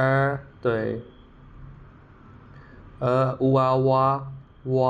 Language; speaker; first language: Chinese; non-native, learner; Khmer